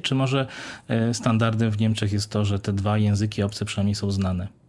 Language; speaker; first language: Polish; native; Polish